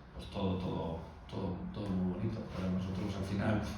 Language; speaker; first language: Spanish; non-native, local second language; Basque